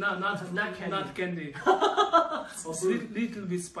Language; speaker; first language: English; non-native, learner; Kazakh